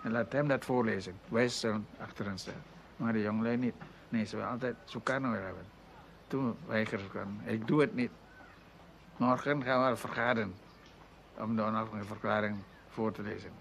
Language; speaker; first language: Dutch; non-native, local second language; Indonesian